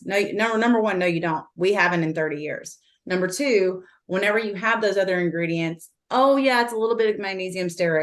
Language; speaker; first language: English; native; English